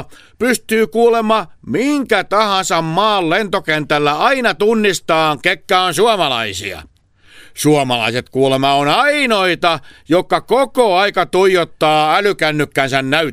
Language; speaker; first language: Finnish; native; Finnish